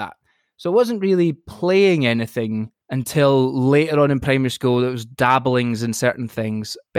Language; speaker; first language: English; native; English